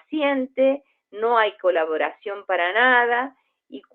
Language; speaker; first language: Spanish; native; Spanish